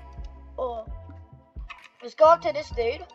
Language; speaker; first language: English; native; English